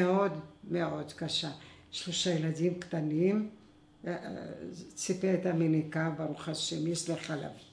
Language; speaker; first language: Hebrew; non-native, fluent; Arabic